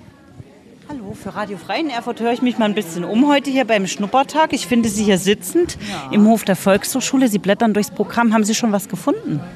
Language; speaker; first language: German; native; German